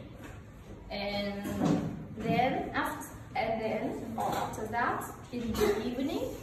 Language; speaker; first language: English; non-native, fluent; Vietnamese